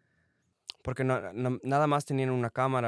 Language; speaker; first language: Spanish; early bilingual, heritage; Spanish